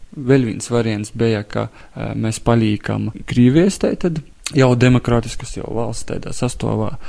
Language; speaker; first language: Latvian; native; Latvian